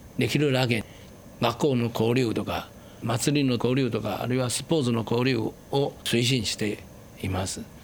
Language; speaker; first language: Japanese; non-native, fluent; Chinese